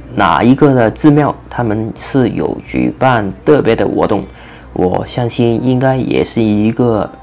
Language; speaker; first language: Chinese; non-native, fluent; Cantonese